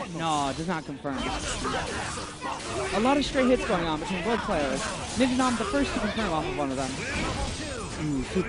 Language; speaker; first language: English; native; English